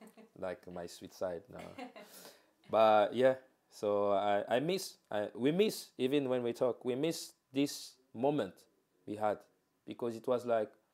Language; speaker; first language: English; non-native, fluent; French